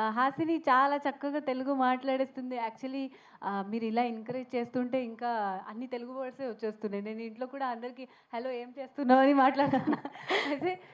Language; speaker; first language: Telugu; non-native, learner; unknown